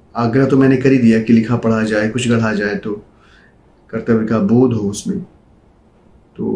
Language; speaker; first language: Hindi; native; Hindi